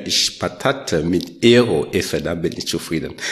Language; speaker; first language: German; non-native, learner; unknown